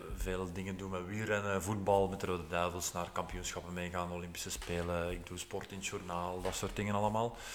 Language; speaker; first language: Dutch; native; Dutch